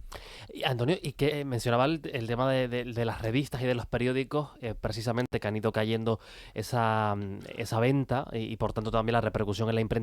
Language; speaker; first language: Spanish; native; Spanish